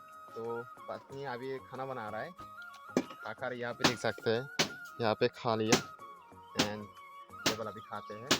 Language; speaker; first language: Hindi; non-native, local second language; Chakma